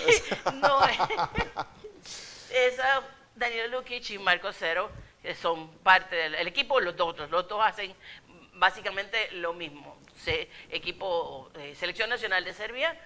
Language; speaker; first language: Spanish; native; Spanish